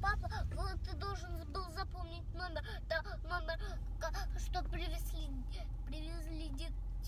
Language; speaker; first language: Russian; early bilingual, heritage; Russian